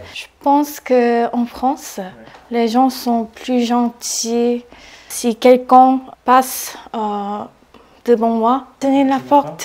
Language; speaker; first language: French; non-native, learner; Korean